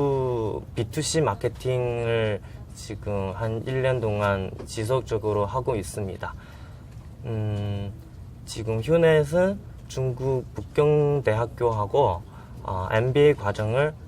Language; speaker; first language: Korean; non-native, fluent; Chinese